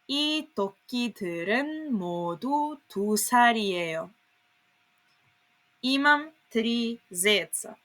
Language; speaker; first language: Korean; non-native, fluent; Serbian